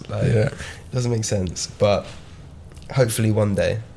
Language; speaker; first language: English; native; English